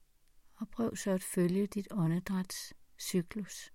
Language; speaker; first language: Danish; native; Danish